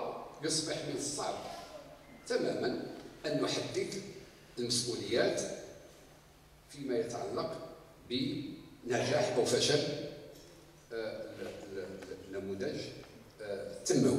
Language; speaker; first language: Arabic; native; Arabic